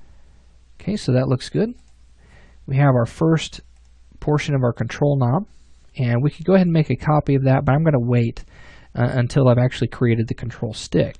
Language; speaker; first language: English; native; English